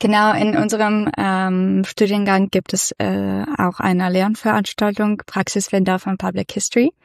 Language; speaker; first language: German; non-native, fluent; Russian